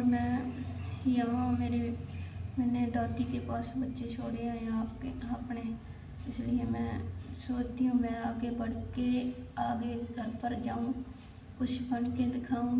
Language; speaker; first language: Hindi; native; Hindi